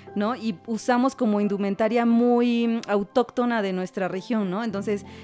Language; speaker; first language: Spanish; native; Spanish